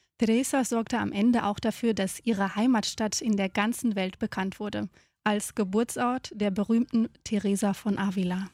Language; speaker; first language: German; native; German